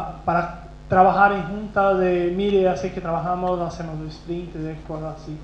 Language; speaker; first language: Spanish; non-native, fluent; Portuguese